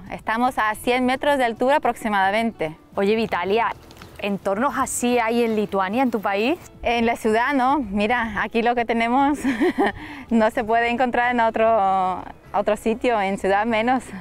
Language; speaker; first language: Spanish; non-native, fluent; Lithuanian